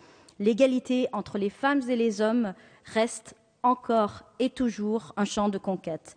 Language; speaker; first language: French; native; French